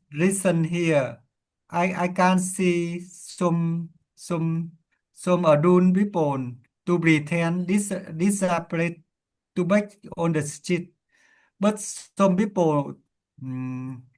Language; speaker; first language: English; non-native, learner; Vietnamese